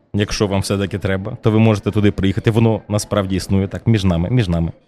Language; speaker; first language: Ukrainian; native; Ukrainian